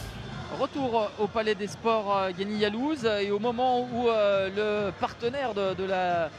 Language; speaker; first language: French; native; French